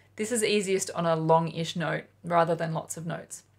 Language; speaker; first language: English; native; English